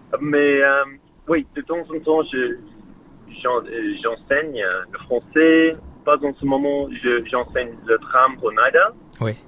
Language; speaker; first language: French; non-native, learner; English